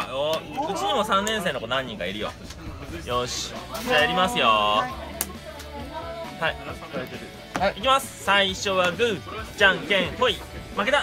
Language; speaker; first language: Japanese; native; Japanese